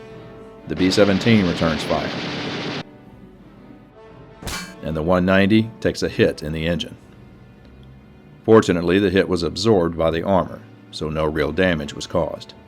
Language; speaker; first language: English; native; English